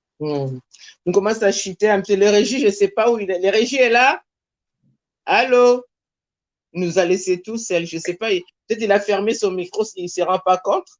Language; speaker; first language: French; non-native, local second language; Lingala